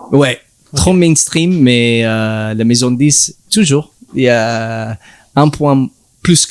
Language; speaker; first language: French; non-native, learner; English